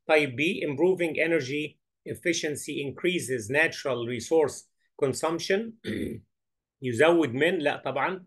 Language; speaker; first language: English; non-native, fluent; Arabic